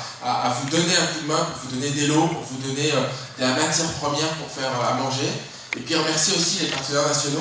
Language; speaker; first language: French; native; French